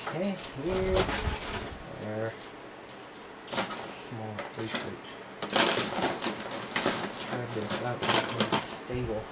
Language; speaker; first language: English; native; English